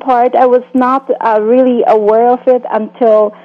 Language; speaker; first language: English; non-native, local second language; Filipino